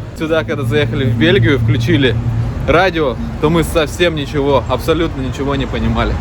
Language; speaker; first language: Russian; native; Russian